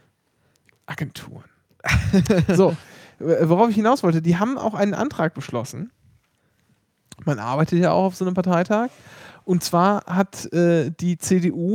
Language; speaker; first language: German; native; German